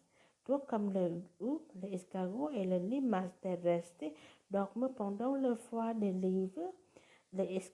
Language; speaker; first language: French; non-native, learner; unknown